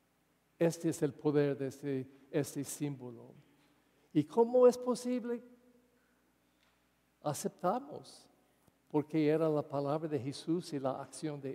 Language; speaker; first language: Spanish; non-native, fluent; English